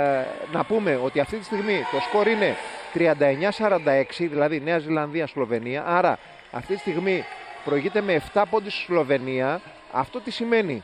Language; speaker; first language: Greek; native; Greek